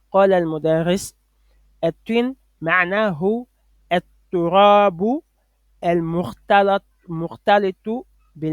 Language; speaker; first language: Arabic; non-native, fluent; French